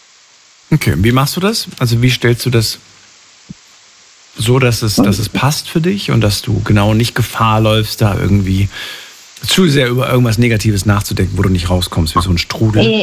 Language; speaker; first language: German; native; German